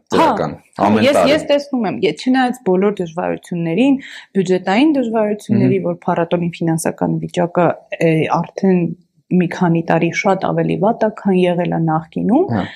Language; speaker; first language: Armenian; native; Armenian